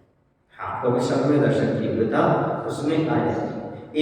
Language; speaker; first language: Hindi; native; Hindi